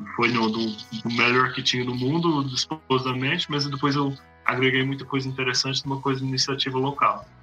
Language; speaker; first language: Portuguese; non-native, fluent; English